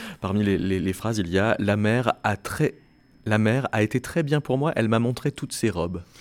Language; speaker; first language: French; native; French